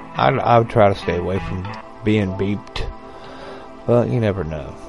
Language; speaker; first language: English; native; English